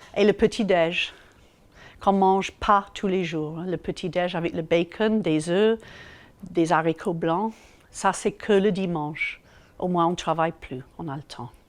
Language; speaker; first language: French; non-native, fluent; English